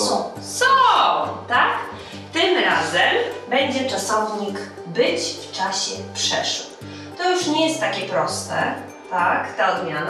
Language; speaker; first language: Polish; non-native, fluent; Ukrainian